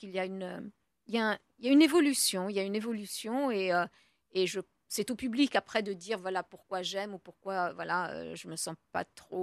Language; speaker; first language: French; native; French